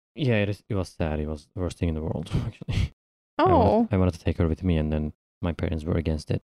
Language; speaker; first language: English; non-native, fluent; Turkish